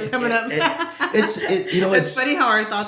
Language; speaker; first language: English; native; English